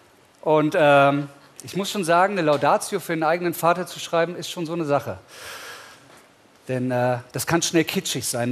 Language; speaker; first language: German; native; German